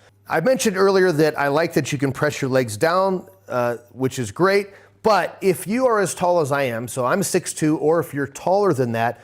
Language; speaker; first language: English; native; English